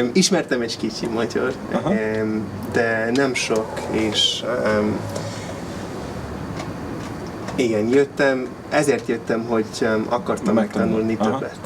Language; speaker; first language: Hungarian; non-native, learner; English